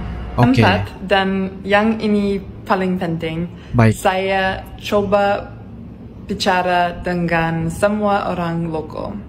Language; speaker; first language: Indonesian; non-native, learner; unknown